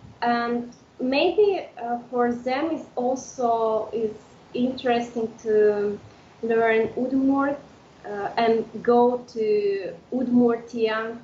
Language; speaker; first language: English; non-native, fluent; Udmurt